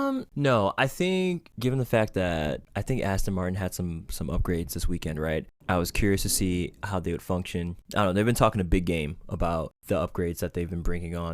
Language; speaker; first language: English; native; English